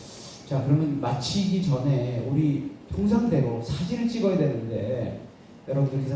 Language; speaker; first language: Korean; native; Korean